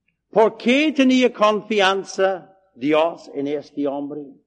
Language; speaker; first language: Spanish; non-native, fluent; English